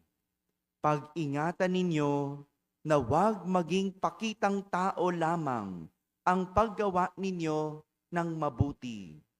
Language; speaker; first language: Filipino; native; Filipino